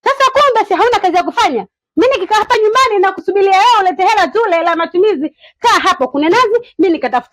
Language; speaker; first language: Swahili; native; Swahili